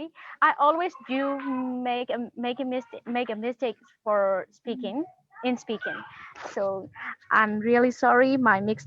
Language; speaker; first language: English; non-native, learner; Burmese